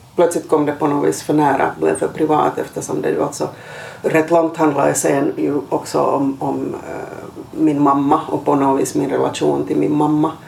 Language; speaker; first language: Swedish; native; Swedish